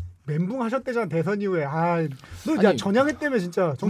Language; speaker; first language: Korean; native; Korean